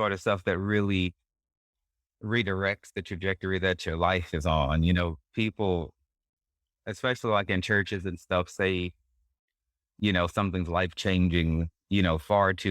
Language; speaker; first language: English; native; English